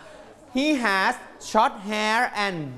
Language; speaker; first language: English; non-native, fluent; Thai